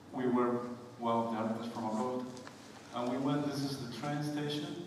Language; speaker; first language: English; non-native, fluent; Spanish